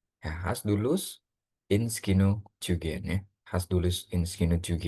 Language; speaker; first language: German; non-native, fluent; Indonesian